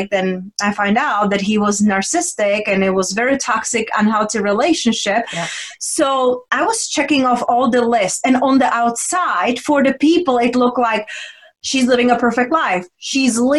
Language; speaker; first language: English; non-native, fluent; Czech